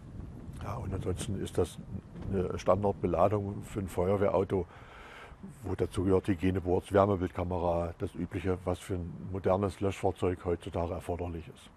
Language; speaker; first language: German; native; German